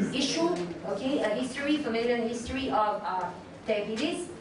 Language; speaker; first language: English; non-native, local second language; Filipino